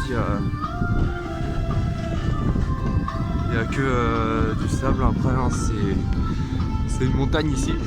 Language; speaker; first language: French; native; French